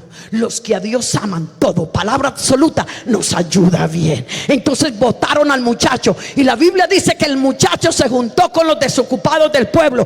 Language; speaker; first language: Spanish; native; Spanish